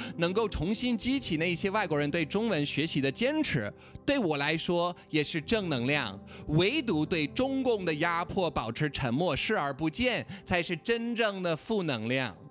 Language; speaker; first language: Chinese; non-native, fluent; English